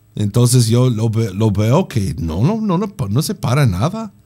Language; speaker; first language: Spanish; non-native, fluent; English